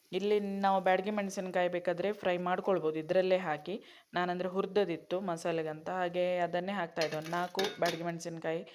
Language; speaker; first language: Kannada; non-native, local second language; Konkani